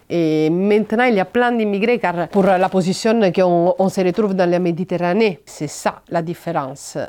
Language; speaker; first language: French; non-native, fluent; Italian